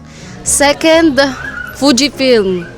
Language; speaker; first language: English; non-native, local second language; Filipino